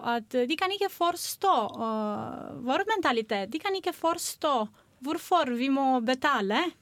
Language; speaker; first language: Norwegian; non-native, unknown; Romanian